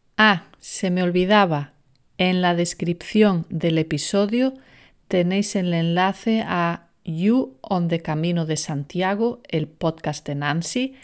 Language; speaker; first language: Spanish; native; Spanish